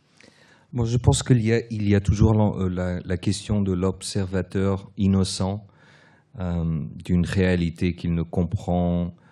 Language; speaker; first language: French; early bilingual, other home language; Portuguese